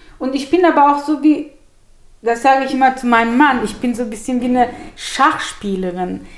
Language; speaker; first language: German; early bilingual, other home language; Turkish